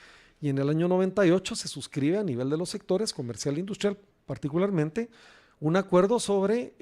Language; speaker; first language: Spanish; native; Spanish